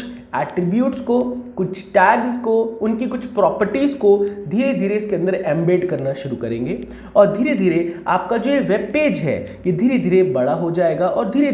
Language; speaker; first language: Hindi; native; Hindi